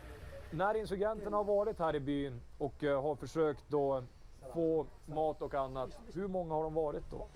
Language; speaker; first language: Swedish; native; Swedish